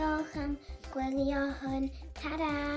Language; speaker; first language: Welsh; non-native, local second language; English